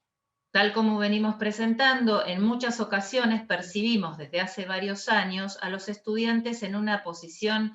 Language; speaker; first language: Spanish; native; Spanish